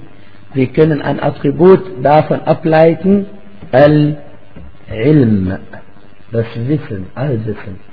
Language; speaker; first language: German; non-native, fluent; Arabic